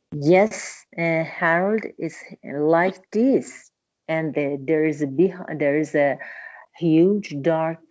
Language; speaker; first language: English; non-native, learner; Persian